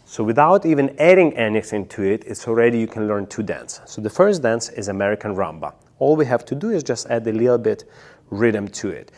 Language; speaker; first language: English; non-native, fluent; Russian